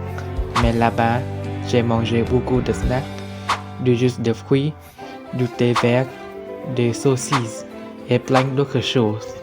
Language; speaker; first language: French; non-native, learner; Vietnamese